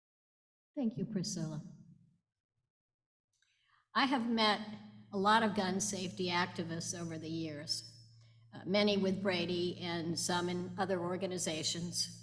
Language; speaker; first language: English; native; English